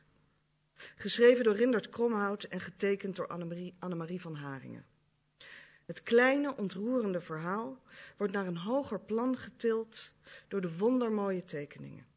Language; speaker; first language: Dutch; native; Dutch